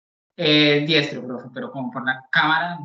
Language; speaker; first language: Spanish; native; Spanish